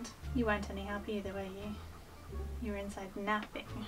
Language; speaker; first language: English; native; English